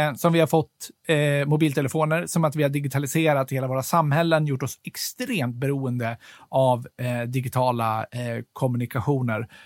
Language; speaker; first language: Swedish; native; Swedish